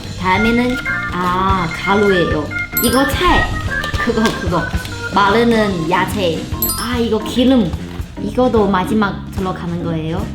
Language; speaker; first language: Korean; non-native, learner; Chinese